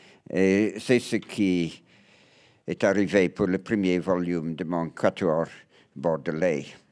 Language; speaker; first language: French; non-native, learner; English